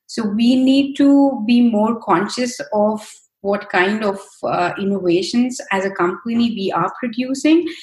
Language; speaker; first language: English; non-native, local second language; Hindi